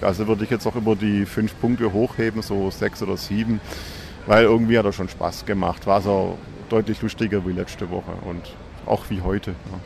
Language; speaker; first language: German; native; German